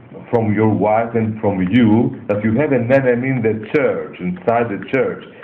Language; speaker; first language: English; non-native, learner; Greek